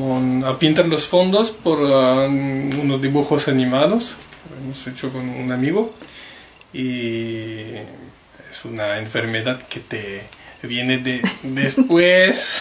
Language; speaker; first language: Spanish; non-native, fluent; French